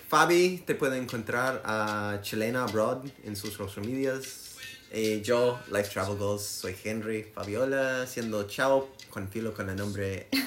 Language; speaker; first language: Spanish; non-native, learner; English